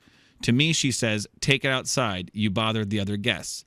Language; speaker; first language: English; native; English